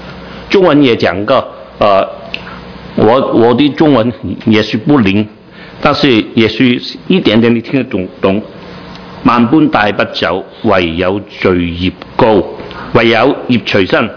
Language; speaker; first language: Chinese; non-native, learner; Cantonese